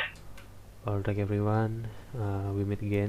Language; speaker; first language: English; non-native, learner; Indonesian